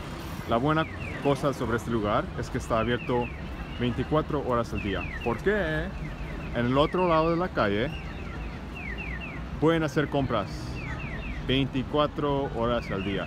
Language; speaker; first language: Spanish; early bilingual, heritage; Spanish